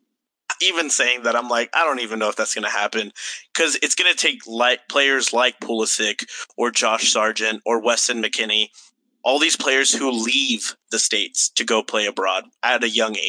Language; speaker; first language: English; native; English